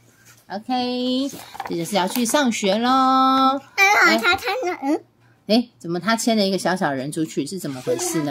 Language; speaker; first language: Chinese; native; Chinese